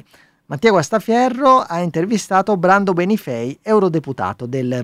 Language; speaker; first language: Italian; native; Italian